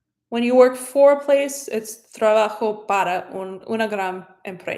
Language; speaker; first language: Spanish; non-native, fluent; English